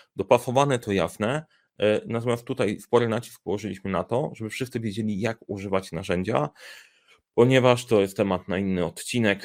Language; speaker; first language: Polish; native; Polish